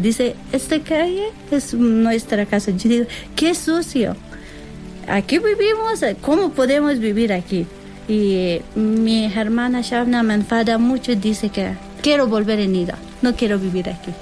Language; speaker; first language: Spanish; non-native, learner; Persian